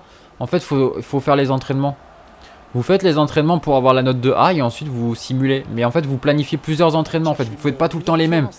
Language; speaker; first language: French; native; French